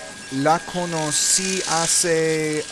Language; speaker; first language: Spanish; non-native, learner; English